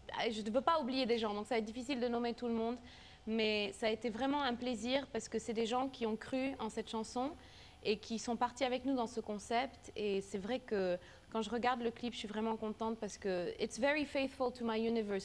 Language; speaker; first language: French; early bilingual, other home language; Arabic